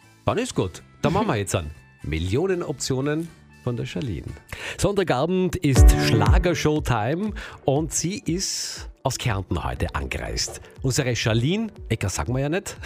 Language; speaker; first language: German; native; German